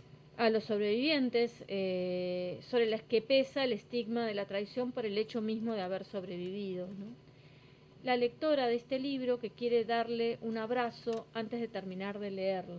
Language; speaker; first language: Spanish; native; Spanish